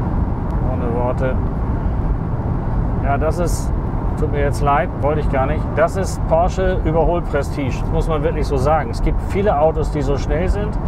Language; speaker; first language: German; native; German